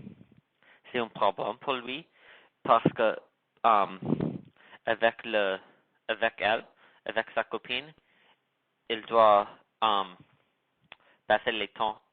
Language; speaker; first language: French; non-native, learner; English